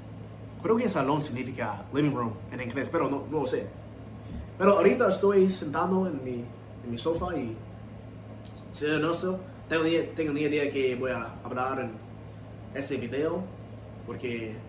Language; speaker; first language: Spanish; non-native, learner; English